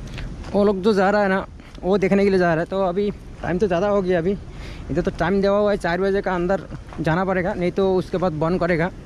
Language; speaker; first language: Hindi; non-native, local second language; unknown